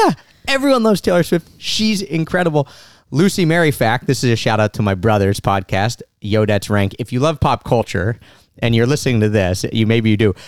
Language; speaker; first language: English; native; English